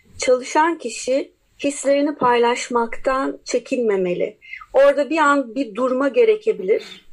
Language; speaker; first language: Turkish; native; Turkish